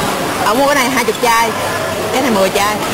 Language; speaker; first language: English; non-native, learner; Vietnamese